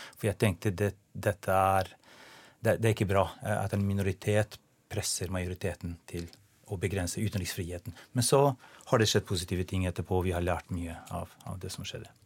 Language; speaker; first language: Norwegian; non-native, fluent; Albanian